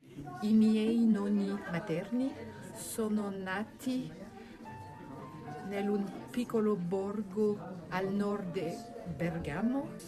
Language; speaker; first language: Italian; non-native, learner; French